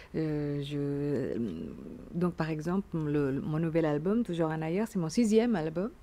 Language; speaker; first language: French; non-native, fluent; Indonesian